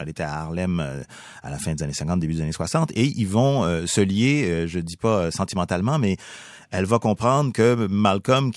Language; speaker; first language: French; native; French